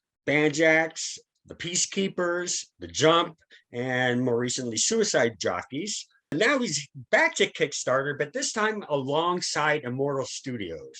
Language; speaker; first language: English; native; English